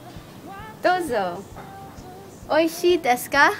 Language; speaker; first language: Japanese; non-native, learner; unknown